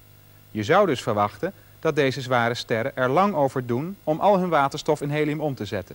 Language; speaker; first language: Dutch; native; Dutch